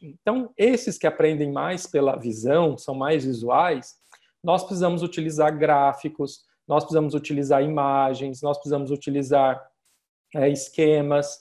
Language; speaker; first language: Portuguese; native; Portuguese